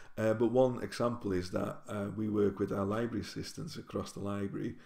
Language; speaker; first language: English; non-native, fluent; Dutch